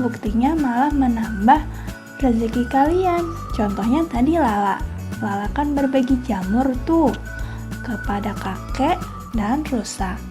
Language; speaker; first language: Indonesian; native; Indonesian